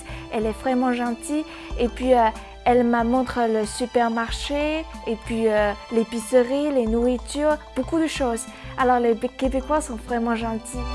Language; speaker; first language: French; non-native, learner; Chinese